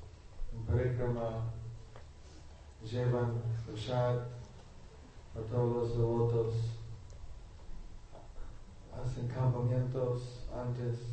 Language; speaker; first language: Spanish; non-native, learner; English